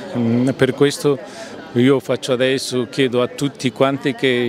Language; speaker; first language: Italian; non-native, fluent; Persian